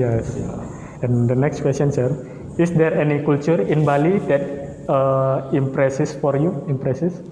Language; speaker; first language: English; non-native, learner; Indonesian